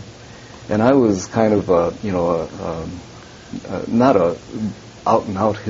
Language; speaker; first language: English; early bilingual, other home language; Japanese